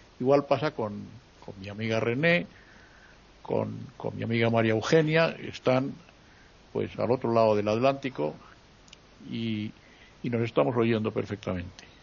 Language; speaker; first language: Spanish; native; Spanish